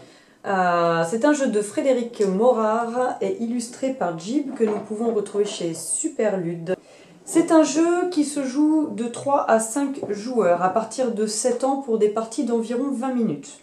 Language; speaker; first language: French; native; French